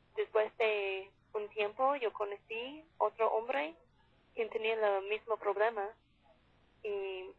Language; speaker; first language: Spanish; non-native, fluent; English